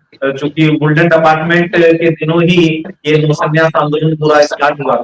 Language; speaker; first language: Hindi; native; Hindi